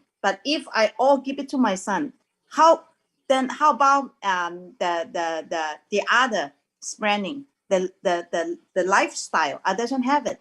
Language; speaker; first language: English; non-native, learner; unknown